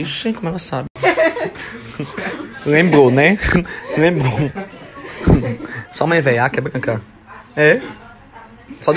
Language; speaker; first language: Portuguese; native; Portuguese